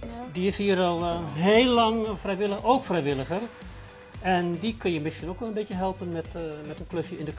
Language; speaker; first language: Dutch; native; Dutch